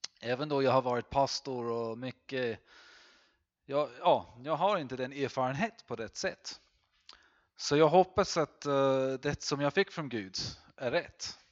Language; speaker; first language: Swedish; non-native, fluent; English